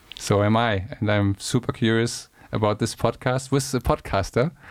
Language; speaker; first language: English; non-native, fluent; German